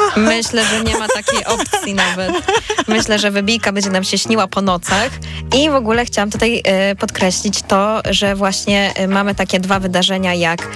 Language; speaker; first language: Polish; native; Polish